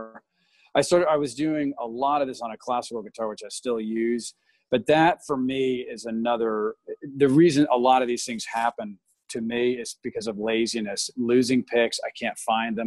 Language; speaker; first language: English; native; English